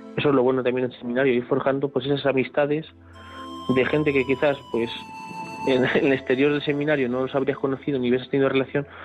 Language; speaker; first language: Spanish; native; Spanish